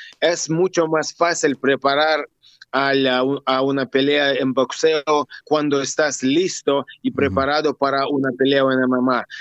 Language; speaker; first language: Spanish; non-native, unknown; Russian